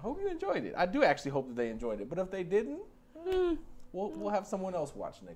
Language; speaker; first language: English; native; English